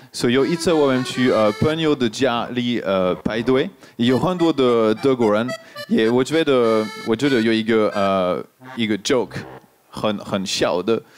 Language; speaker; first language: Chinese; non-native, learner; French